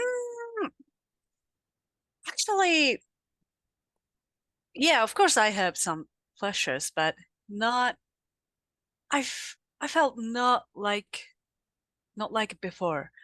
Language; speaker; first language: English; non-native, learner; Japanese